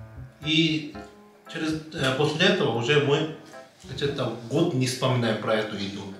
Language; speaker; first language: Russian; non-native, learner; Korean